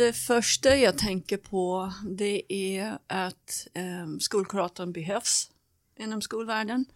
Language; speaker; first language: Swedish; non-native, fluent; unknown